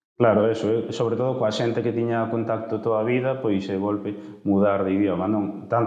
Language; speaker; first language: Galician; non-native, local second language; Spanish